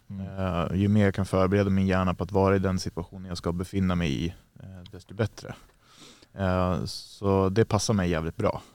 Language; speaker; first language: Swedish; native; Swedish